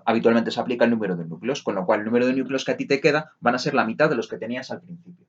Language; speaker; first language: Spanish; native; Spanish